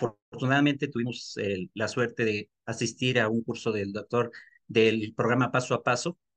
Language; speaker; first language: Spanish; native; Spanish